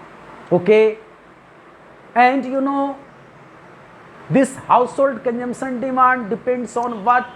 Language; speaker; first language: English; non-native, local second language; Hindi